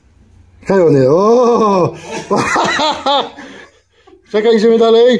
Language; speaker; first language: Polish; native; Polish